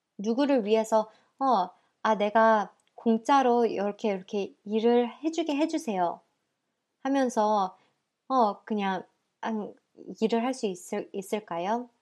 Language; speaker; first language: Korean; early bilingual, heritage; Korean